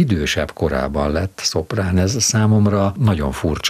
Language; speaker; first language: Hungarian; native; Hungarian